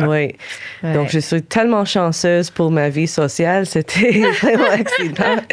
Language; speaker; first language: French; non-native, local second language; English